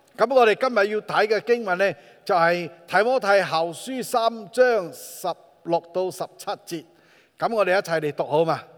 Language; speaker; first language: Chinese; non-native, local second language; Min Nan Chinese